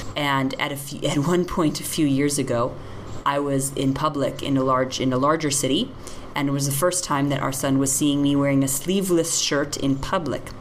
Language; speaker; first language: English; native; English